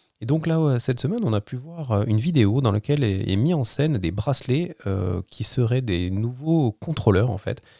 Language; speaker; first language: French; native; French